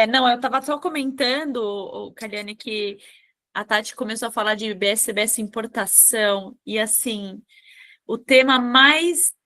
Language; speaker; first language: Portuguese; native; Portuguese